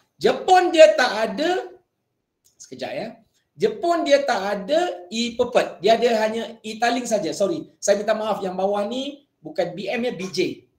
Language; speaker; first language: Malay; native; Malay